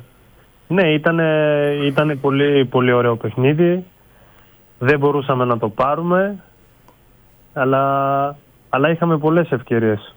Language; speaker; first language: Greek; non-native, fluent; Bulgarian